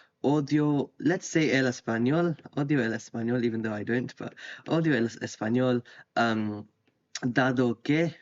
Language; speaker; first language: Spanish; non-native, fluent; English